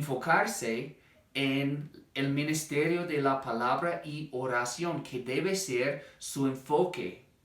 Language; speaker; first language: Spanish; non-native, fluent; English